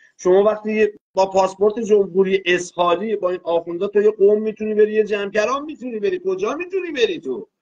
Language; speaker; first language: Persian; non-native, local second language; Azerbaijani